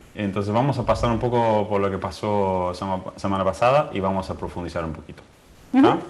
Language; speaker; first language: Spanish; non-native, fluent; English